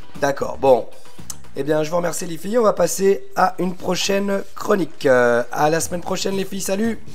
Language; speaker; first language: French; native; French